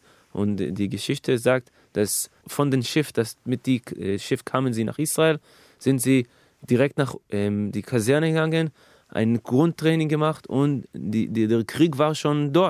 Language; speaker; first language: German; non-native, fluent; Hebrew